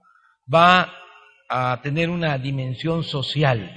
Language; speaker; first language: Spanish; native; Spanish